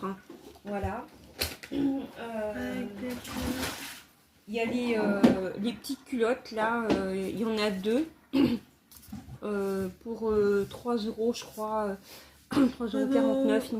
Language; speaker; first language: French; native; French